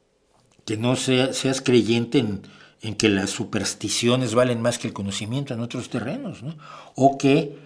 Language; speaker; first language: Spanish; native; Spanish